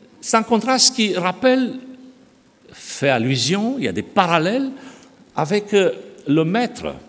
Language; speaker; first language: French; non-native, fluent; Romanian